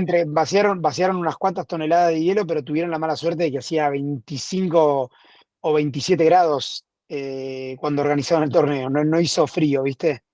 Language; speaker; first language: Spanish; native; Spanish